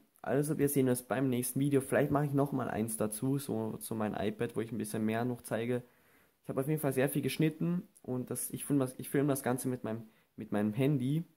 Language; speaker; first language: German; native; German